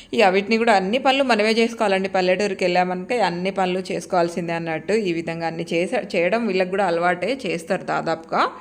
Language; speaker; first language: Telugu; non-native, local second language; Lambadi